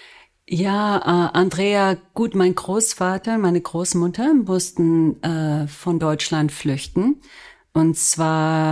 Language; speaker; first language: German; non-native, fluent; Spanish